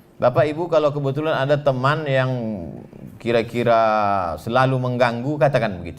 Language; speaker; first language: Indonesian; native; Indonesian